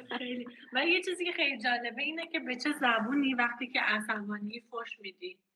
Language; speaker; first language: Persian; early bilingual, heritage; Persian